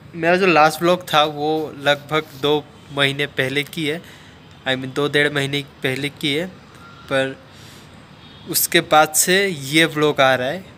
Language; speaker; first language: Hindi; non-native, local second language; Assamese